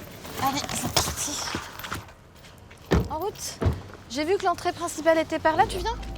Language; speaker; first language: French; native; French